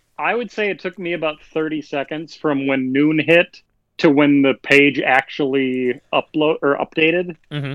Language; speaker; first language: English; native; English